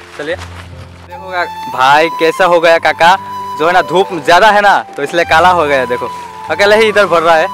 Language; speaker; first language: Hindi; non-native, local second language; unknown